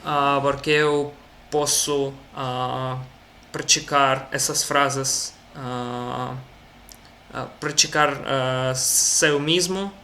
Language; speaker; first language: Portuguese; non-native, learner; Russian